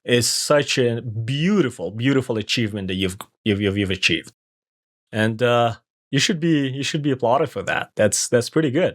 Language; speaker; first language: English; non-native, fluent; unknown